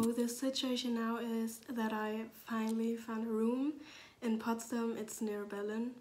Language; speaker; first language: English; non-native, fluent; German